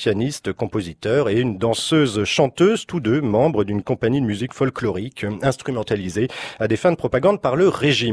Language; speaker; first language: French; native; French